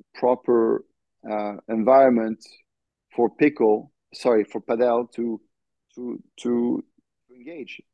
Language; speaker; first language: English; non-native, fluent; French